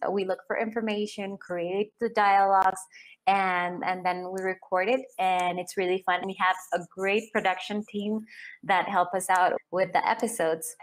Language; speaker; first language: English; non-native, fluent; Spanish